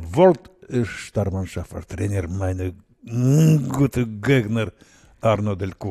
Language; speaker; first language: German; non-native, learner; Russian